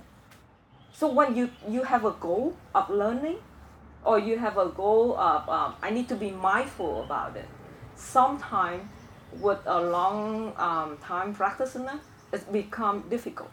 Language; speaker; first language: English; non-native, fluent; Vietnamese